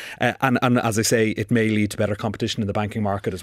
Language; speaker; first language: English; native; English